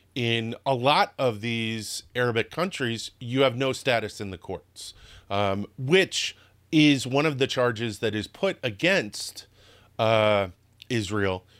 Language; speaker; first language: English; native; English